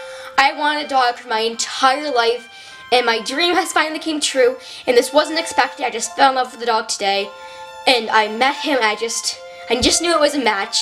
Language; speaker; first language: English; native; English